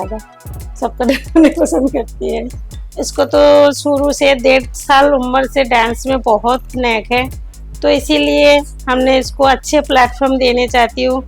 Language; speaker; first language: Hindi; non-native, local second language; Bangla